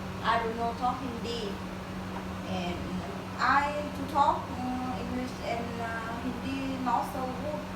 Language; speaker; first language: English; non-native, learner; Vietnamese